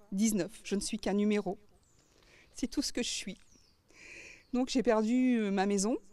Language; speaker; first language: French; native; French